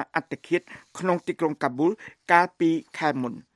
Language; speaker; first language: Khmer; native; Khmer